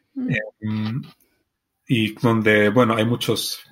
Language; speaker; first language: Spanish; non-native, fluent; Arabic